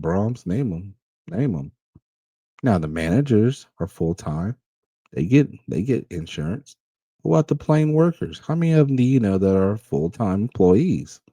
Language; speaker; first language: English; native; English